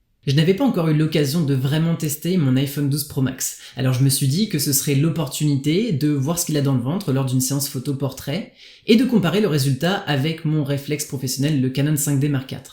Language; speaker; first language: French; native; French